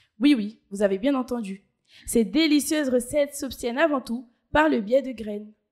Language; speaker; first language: French; early bilingual, other home language; Chinese